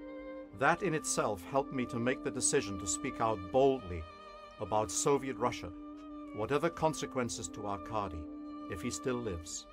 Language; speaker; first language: English; native; English